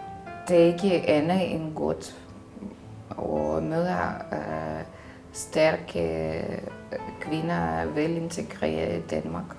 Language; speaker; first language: Danish; non-native, fluent; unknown